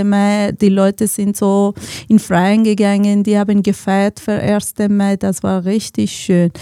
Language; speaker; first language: German; non-native, fluent; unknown